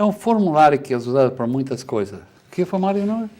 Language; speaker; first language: Portuguese; non-native, fluent; Spanish